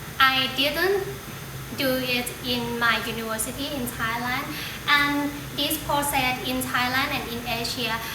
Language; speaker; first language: English; non-native, learner; Thai